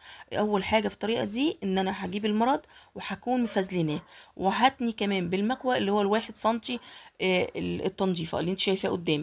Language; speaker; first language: Arabic; native; Arabic